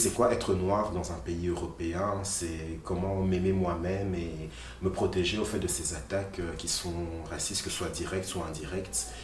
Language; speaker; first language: French; early bilingual, other home language; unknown